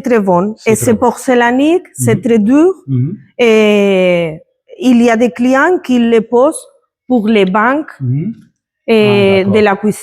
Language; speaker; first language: French; non-native, learner; Spanish